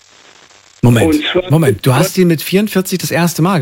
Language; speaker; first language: German; native; German